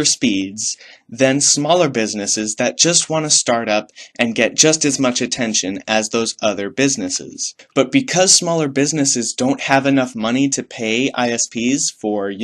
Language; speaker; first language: English; native; English